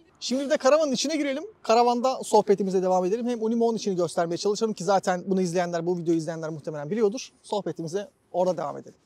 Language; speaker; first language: Turkish; native; Turkish